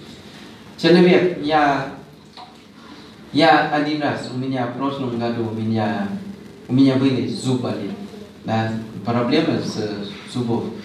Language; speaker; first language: Russian; non-native, fluent; Thai